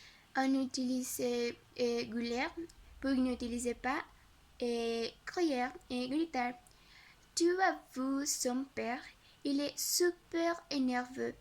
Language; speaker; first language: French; non-native, learner; Spanish